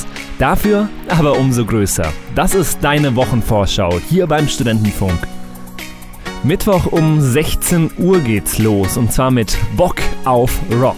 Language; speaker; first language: German; native; German